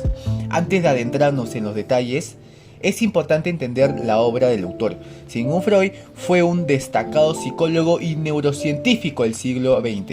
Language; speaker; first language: Spanish; native; Spanish